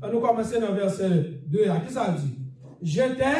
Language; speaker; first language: French; non-native, learner; English